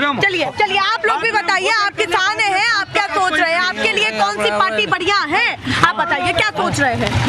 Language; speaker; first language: Hindi; native; Hindi